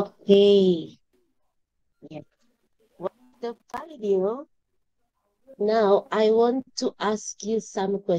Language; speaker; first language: English; non-native, learner; Indonesian